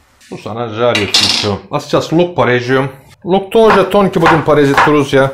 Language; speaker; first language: Russian; non-native, learner; Turkish